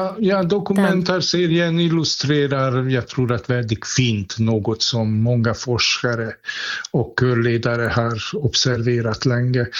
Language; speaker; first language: Swedish; non-native, fluent; Hungarian